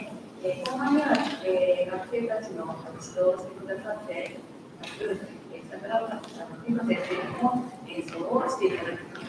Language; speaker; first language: Japanese; native; Japanese